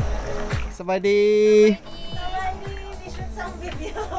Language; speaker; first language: English; non-native, fluent; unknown